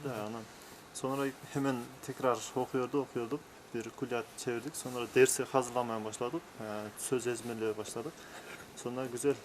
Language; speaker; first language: Turkish; non-native, learner; Kyrgyz